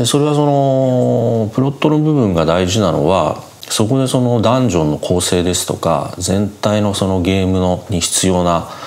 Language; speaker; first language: Japanese; native; Japanese